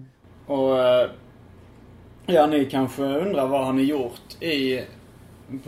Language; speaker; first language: Swedish; native; Swedish